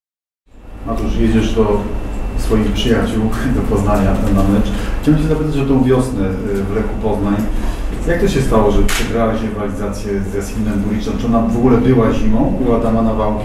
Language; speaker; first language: Polish; native; Polish